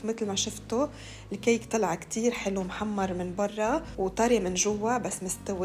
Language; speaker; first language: Arabic; native; Arabic